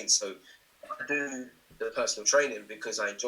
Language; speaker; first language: English; native; English